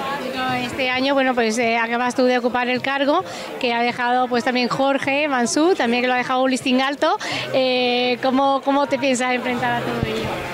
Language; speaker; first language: Spanish; native; Spanish